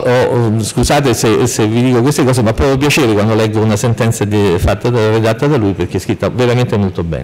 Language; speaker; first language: Italian; native; Italian